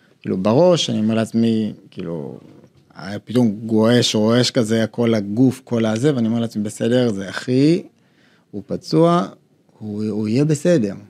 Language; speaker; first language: Hebrew; early bilingual, other home language; Amharic